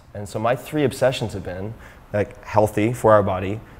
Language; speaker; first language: English; native; English